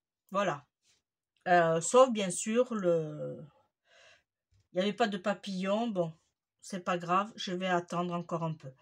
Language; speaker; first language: French; native; French